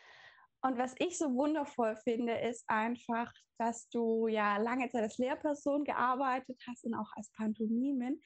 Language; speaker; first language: German; native; German